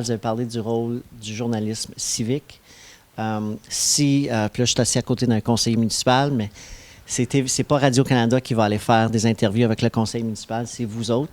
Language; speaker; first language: French; native; French